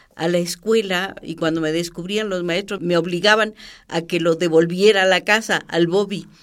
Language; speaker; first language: Spanish; native; Spanish